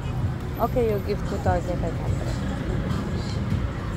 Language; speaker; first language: English; non-native, learner; Uzbek